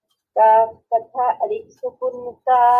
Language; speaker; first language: Arabic; non-native, learner; Bangla